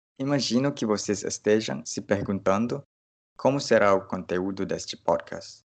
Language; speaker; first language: Portuguese; non-native, fluent; Malay